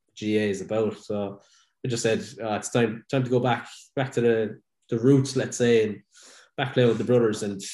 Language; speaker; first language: English; native; English